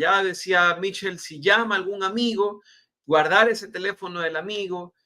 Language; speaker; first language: Spanish; native; Spanish